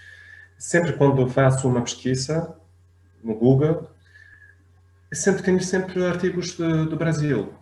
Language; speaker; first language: Portuguese; non-native, fluent; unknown